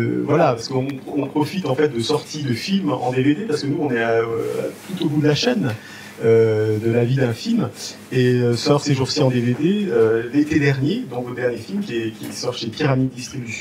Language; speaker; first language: French; native; French